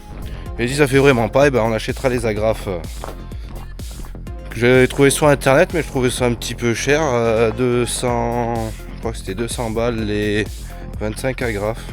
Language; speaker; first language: French; native; French